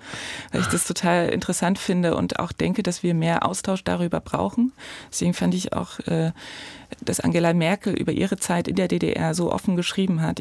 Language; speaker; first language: German; native; German